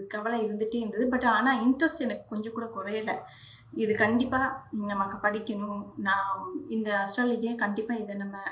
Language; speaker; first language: Tamil; non-native, local second language; Hindi